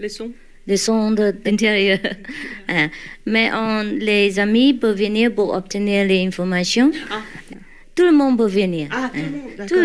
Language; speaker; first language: French; non-native, learner; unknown